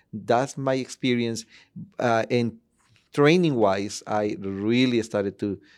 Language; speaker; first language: English; non-native, fluent; Spanish